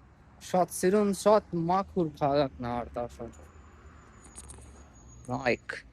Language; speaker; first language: Armenian; non-native, learner; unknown